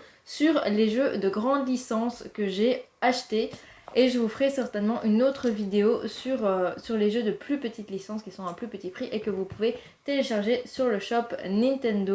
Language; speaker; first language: French; native; French